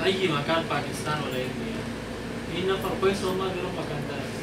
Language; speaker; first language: Arabic; non-native, learner; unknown